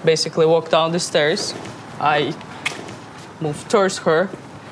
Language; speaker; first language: English; non-native, fluent; Russian